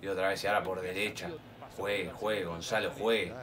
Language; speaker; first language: Spanish; native; Spanish